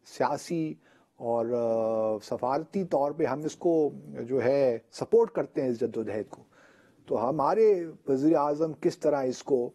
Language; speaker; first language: Urdu; native; Urdu